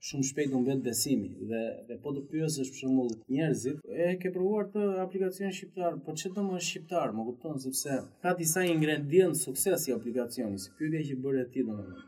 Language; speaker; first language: Albanian; early bilingual, heritage; Albanian